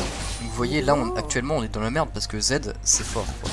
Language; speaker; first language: French; native; French